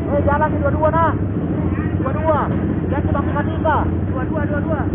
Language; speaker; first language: Malay; native; Malay